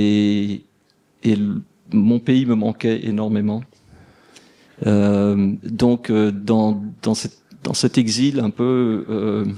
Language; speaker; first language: French; early bilingual, other home language; Portuguese